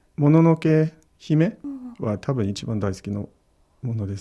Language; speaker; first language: Japanese; non-native, learner; English